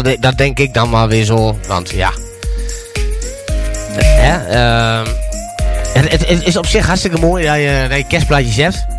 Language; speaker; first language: Dutch; native; Dutch